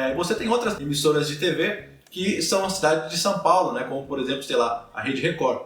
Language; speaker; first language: Portuguese; native; Portuguese